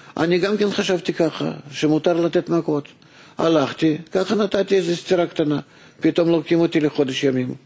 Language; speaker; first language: Hebrew; non-native, fluent; Russian